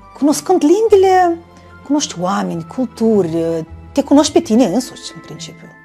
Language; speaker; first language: Romanian; native; Romanian